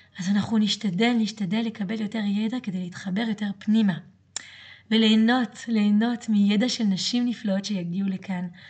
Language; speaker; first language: Hebrew; early bilingual, other home language; French